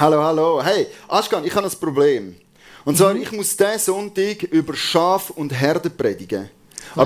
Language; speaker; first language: German; native; German